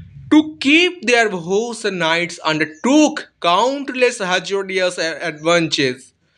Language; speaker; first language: English; non-native, local second language; Bangla